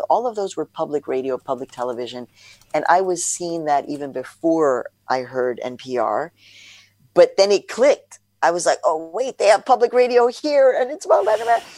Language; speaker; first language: English; early bilingual, other home language; Spanish